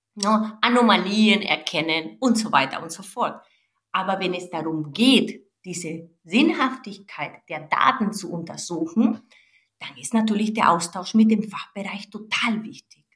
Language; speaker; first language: German; non-native, fluent; Spanish